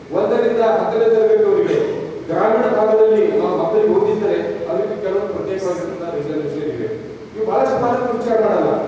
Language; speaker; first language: Kannada; native; Kannada